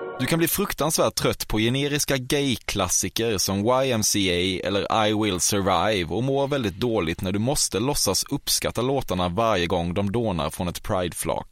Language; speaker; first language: Swedish; native; Swedish